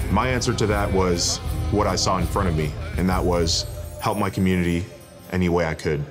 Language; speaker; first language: English; native; English